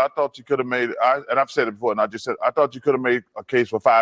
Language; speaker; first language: English; native; English